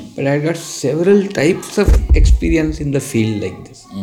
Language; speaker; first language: English; non-native, local second language; Marathi